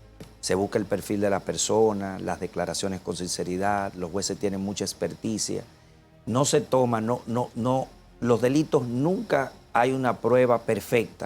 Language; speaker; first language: Spanish; native; Spanish